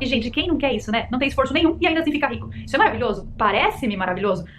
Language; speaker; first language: Portuguese; native; Portuguese